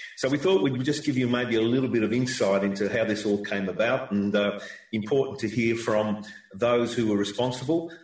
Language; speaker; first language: English; early bilingual, other home language; Ukrainian